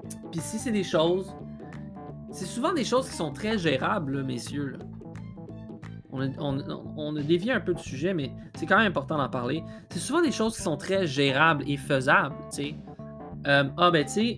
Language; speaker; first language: French; native; French